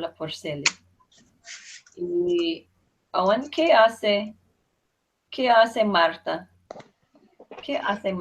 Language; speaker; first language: Spanish; non-native, fluent; English